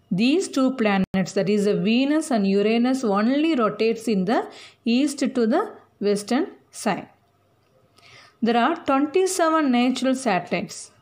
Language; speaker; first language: English; non-native, local second language; Tamil